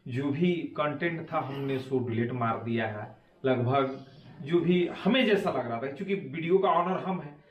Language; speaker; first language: Hindi; native; Hindi